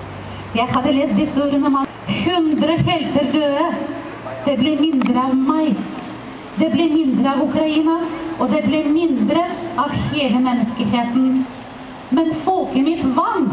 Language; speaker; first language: Norwegian; non-native, fluent; Ukrainian